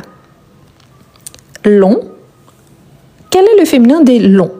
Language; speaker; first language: French; native; French